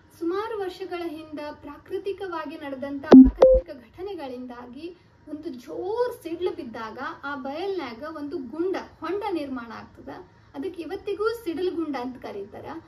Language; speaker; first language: Kannada; native; Kannada